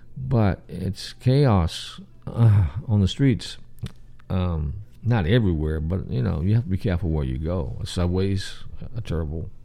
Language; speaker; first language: English; native; English